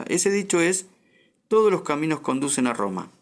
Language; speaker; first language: Spanish; native; Spanish